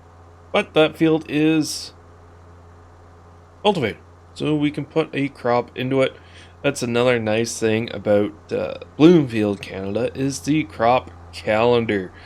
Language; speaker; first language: English; native; English